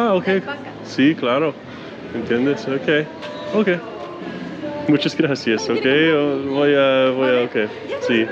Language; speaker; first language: Spanish; non-native, learner; English